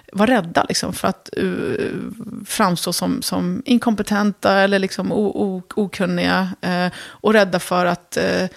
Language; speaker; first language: Swedish; early bilingual, other home language; Arabic